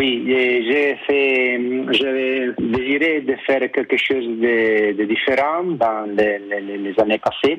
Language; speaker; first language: French; non-native, learner; Italian